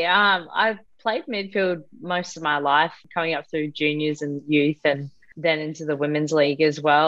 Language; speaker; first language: English; native; English